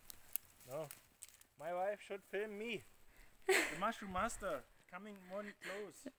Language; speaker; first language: English; non-native, learner; German